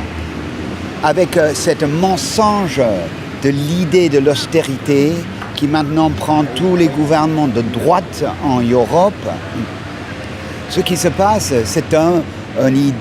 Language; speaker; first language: French; non-native, fluent; English